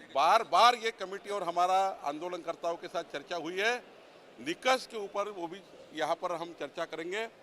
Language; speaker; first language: Hindi; non-native, local second language; Marathi